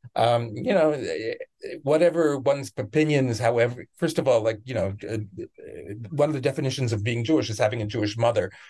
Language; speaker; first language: English; native; English